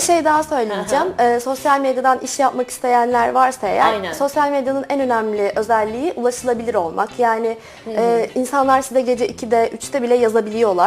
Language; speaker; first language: Turkish; native; Turkish